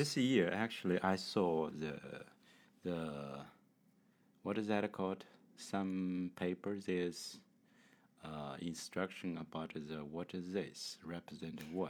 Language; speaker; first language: English; non-native, learner; Chinese